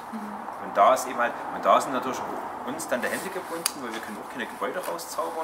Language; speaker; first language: German; native; German